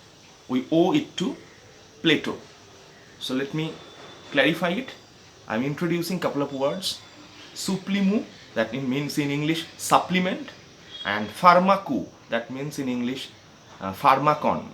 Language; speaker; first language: English; non-native, local second language; Bangla